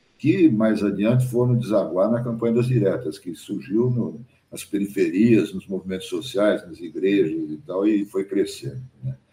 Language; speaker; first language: Portuguese; early bilingual, other home language; German